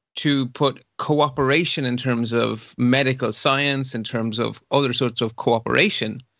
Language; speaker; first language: English; non-native, fluent; Dutch